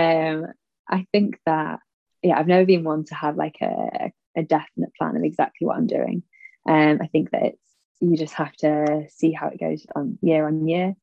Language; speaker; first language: English; native; English